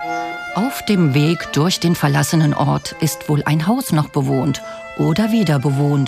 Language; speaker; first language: German; native; German